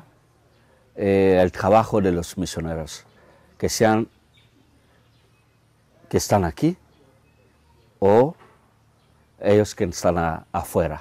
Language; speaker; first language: Spanish; non-native, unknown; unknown